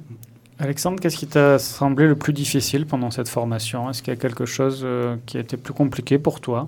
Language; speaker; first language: French; native; French